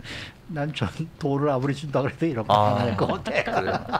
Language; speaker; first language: Korean; native; Korean